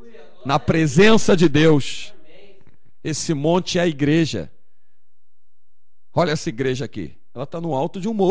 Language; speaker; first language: Portuguese; native; Portuguese